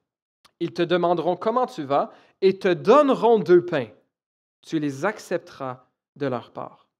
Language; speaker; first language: French; native; French